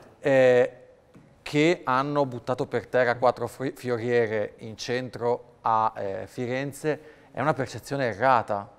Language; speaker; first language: Italian; native; Italian